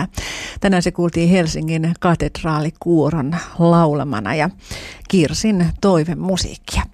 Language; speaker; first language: Finnish; native; Finnish